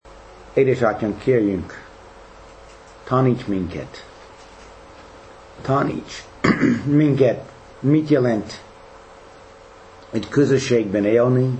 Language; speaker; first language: Hungarian; non-native, fluent; English